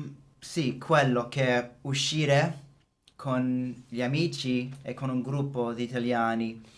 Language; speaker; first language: Italian; non-native, fluent; English